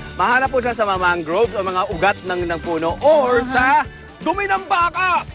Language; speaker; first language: Filipino; non-native, local second language; Pampanga